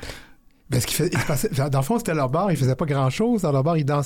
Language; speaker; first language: French; native; French